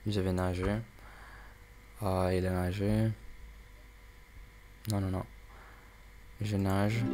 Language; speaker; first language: French; non-native, learner; English